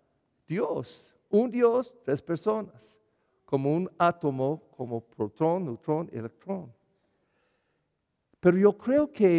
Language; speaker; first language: Spanish; non-native, learner; English